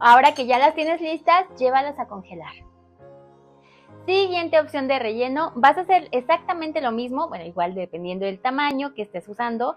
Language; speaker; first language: Spanish; native; Spanish